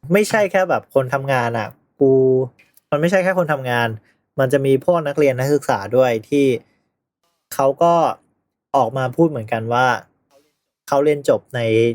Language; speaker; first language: Thai; native; Thai